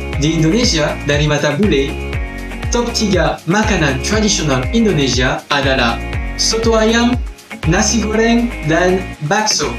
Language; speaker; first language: Indonesian; non-native, fluent; French